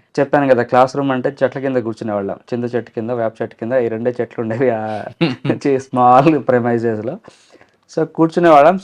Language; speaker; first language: Telugu; non-native, local second language; Lambadi